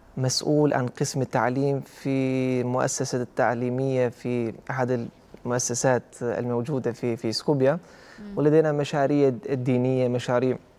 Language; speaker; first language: Arabic; non-native, fluent; Albanian